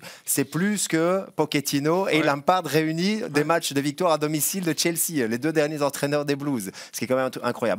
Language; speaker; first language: French; native; French